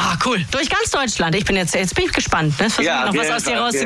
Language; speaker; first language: German; native; German